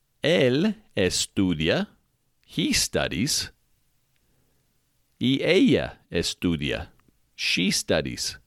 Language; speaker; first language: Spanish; non-native, fluent; English